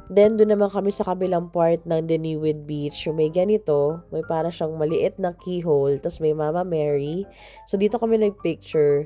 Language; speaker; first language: Filipino; native; Filipino